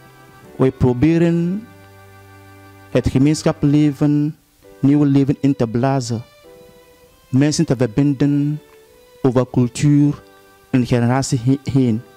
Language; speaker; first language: Dutch; non-native, fluent; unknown